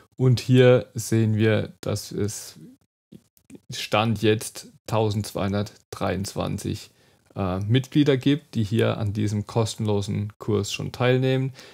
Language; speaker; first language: German; native; German